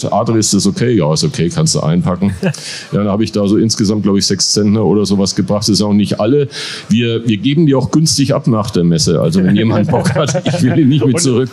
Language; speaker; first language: German; native; German